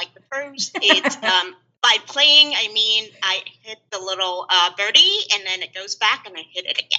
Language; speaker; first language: English; non-native, local second language; Cantonese